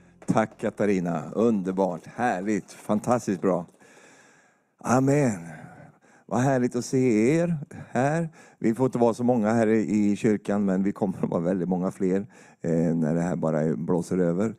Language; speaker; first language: Swedish; native; Swedish